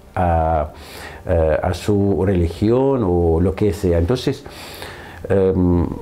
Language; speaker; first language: Spanish; non-native, fluent; Arabic